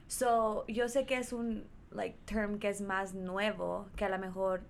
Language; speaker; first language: Spanish; early bilingual, heritage; Spanish